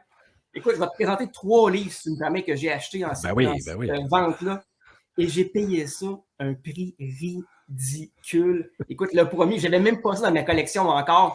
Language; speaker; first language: French; native; French